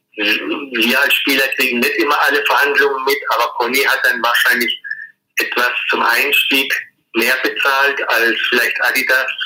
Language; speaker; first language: German; native; German